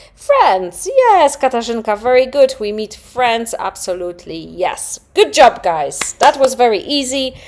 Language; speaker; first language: English; non-native, fluent; Polish